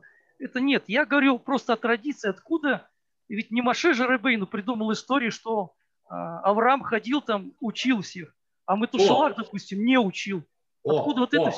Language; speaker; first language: Russian; native; Russian